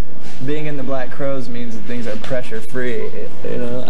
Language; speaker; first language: English; native; English